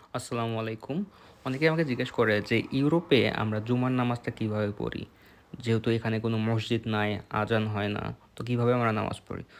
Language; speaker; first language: Bangla; native; Bangla